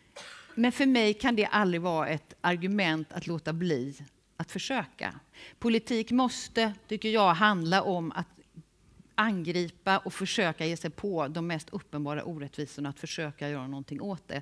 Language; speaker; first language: Swedish; native; Swedish